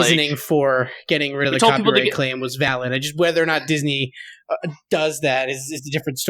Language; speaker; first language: English; native; English